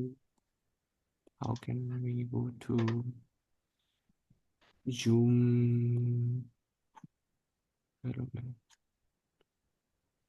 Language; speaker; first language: English; non-native, learner; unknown